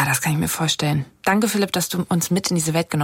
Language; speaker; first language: German; native; German